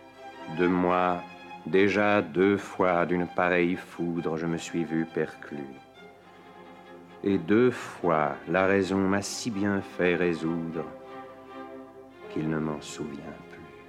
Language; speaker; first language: French; native; French